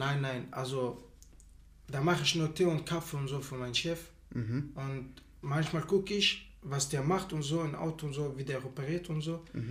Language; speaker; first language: German; non-native, learner; Arabic